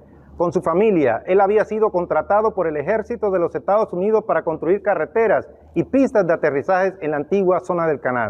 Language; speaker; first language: Spanish; native; Spanish